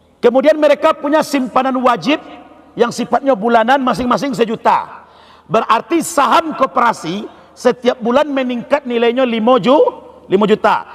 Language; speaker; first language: Malay; non-native, local second language; Minangkabau